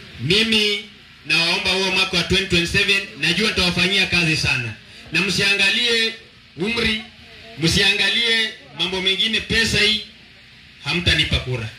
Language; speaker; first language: Swahili; non-native, local second language; Luyia